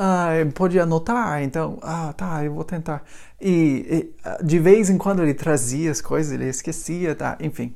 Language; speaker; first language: Portuguese; non-native, fluent; English